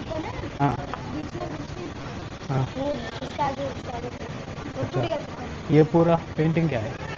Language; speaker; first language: Hindi; non-native, local second language; Telugu